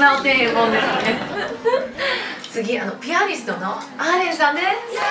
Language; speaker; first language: Japanese; non-native, fluent; Chinese